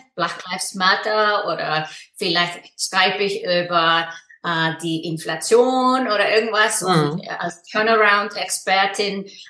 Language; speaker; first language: German; non-native, fluent; Icelandic